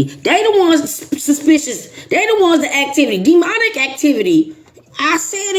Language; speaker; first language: English; native; English